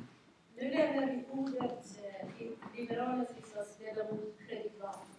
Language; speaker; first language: Swedish; non-native, fluent; Central Kurdish